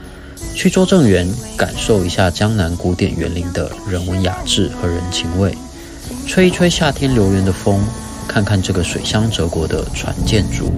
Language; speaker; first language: Chinese; native; Chinese